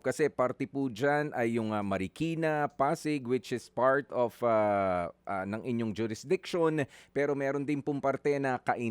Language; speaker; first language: Filipino; native; Filipino